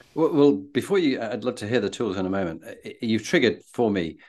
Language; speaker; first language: English; native; English